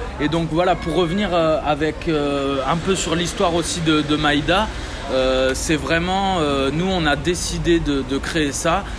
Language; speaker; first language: French; early bilingual, other home language; Italian